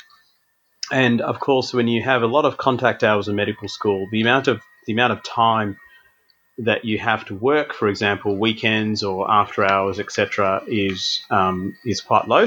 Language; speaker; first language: English; native; English